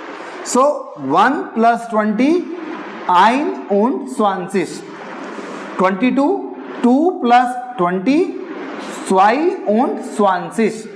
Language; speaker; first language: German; non-native, learner; Hindi